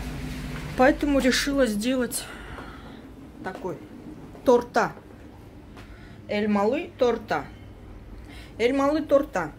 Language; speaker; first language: Russian; native; Russian